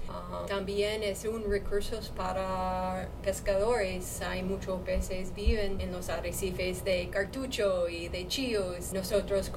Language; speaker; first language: Spanish; non-native, learner; English